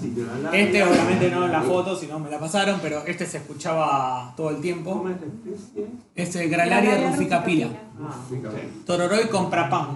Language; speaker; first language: Spanish; native; Spanish